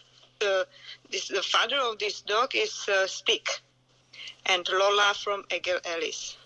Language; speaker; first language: English; non-native, learner; Czech